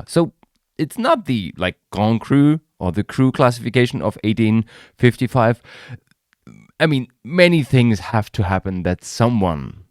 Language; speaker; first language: English; non-native, fluent; German